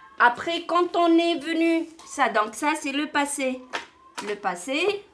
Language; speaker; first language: French; non-native, local second language; Kabyle